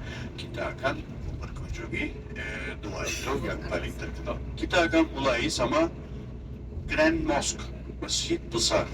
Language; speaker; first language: Indonesian; non-native, fluent; Turkish